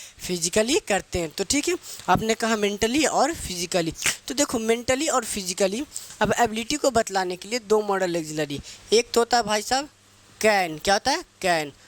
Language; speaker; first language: Hindi; native; Hindi